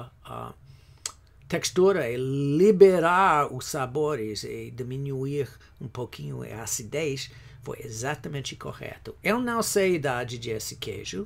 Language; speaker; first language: Portuguese; non-native, fluent; English